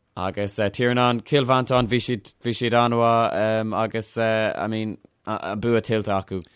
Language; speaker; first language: Irish; non-native, local second language; English